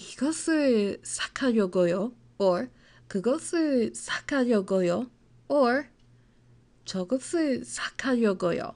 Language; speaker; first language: Korean; non-native, learner; English